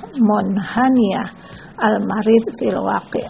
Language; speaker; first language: Arabic; non-native, fluent; Indonesian